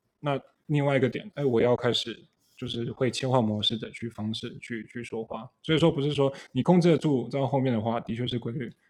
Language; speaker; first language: Chinese; early bilingual, heritage; Chinese